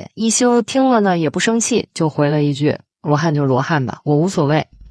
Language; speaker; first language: Chinese; native; Chinese